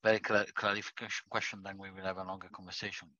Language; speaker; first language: English; non-native, fluent; Italian